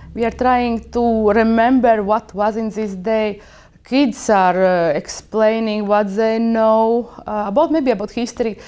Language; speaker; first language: English; non-native, fluent; Latvian